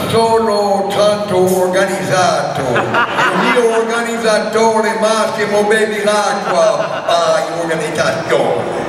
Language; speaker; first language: Italian; non-native, learner; English